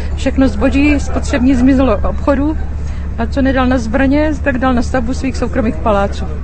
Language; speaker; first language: Czech; native; Czech